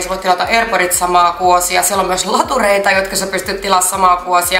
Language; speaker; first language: Finnish; native; Finnish